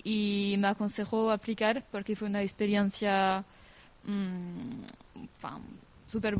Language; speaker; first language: Spanish; non-native, fluent; French